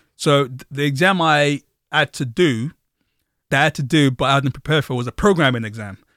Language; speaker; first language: English; non-native, local second language; Yoruba